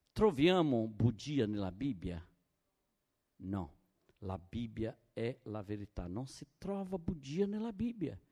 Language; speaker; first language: Italian; non-native, fluent; Portuguese